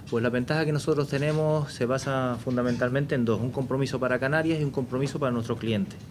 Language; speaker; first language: Spanish; native; Spanish